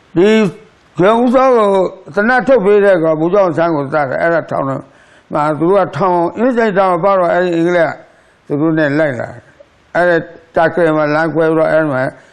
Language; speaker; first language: Burmese; non-native, local second language; Karen languages